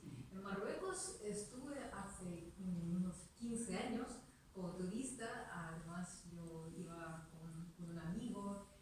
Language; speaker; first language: Spanish; non-native, fluent; Russian